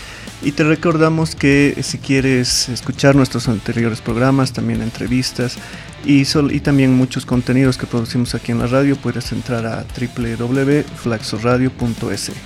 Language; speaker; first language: Spanish; native; Spanish